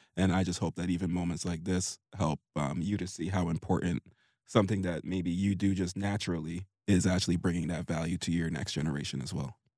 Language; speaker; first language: English; native; English